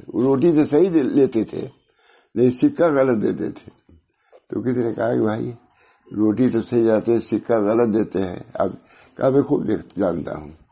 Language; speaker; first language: Urdu; native; Urdu